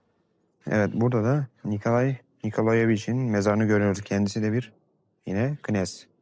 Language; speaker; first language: Turkish; native; Turkish